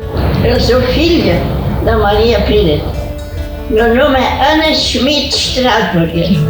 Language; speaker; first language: Portuguese; non-native, local second language; German